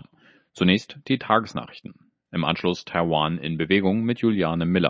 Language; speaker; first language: German; native; German